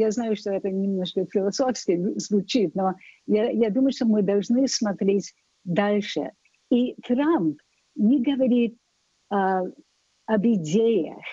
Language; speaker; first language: Russian; non-native, fluent; English